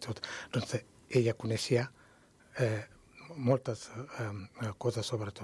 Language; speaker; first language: Catalan; non-native, learner; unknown